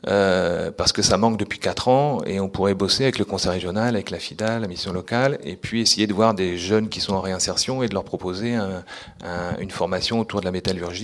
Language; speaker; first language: French; native; French